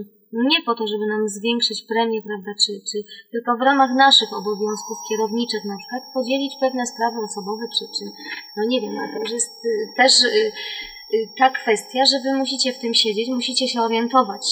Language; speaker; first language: Polish; native; Polish